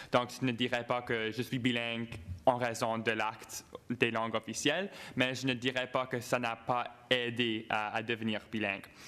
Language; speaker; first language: French; non-native, local second language; English